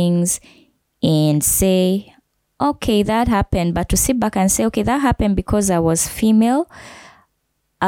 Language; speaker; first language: English; non-native, local second language; Ganda